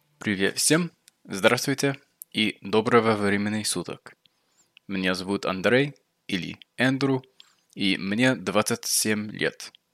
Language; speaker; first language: Russian; non-native, fluent; English